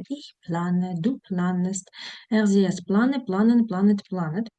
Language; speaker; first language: German; non-native, fluent; Ukrainian